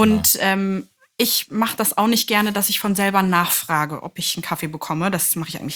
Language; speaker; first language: German; native; German